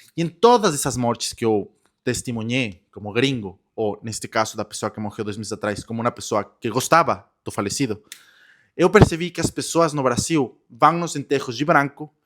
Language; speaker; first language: Portuguese; non-native, fluent; Spanish